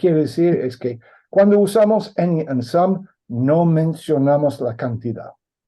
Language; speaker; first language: Spanish; non-native, fluent; English